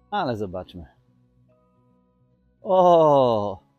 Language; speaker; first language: Polish; native; Polish